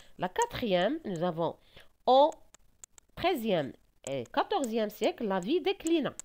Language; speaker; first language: French; non-native, local second language; Arabic